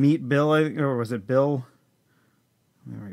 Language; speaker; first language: English; native; English